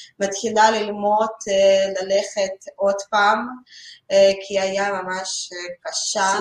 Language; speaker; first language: Hebrew; non-native, learner; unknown